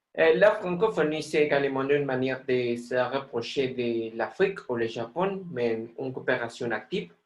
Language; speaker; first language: French; non-native, learner; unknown